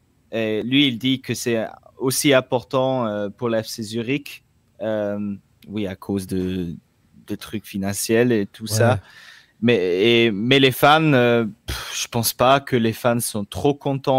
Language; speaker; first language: French; non-native, local second language; German